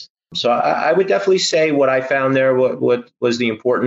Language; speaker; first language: English; native; English